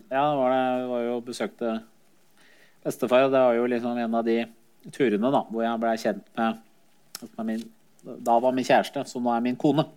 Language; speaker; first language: Norwegian; early bilingual, other home language; Persian